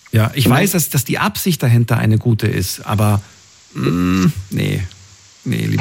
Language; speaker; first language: German; native; German